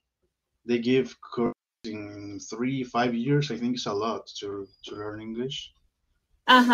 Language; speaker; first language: English; non-native, learner; Spanish